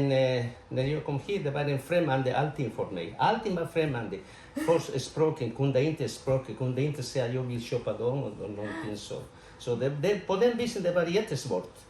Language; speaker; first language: Swedish; non-native, fluent; Spanish